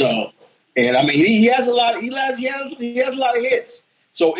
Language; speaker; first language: English; native; English